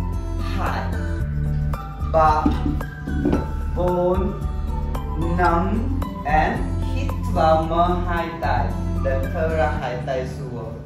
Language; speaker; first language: Vietnamese; non-native, learner; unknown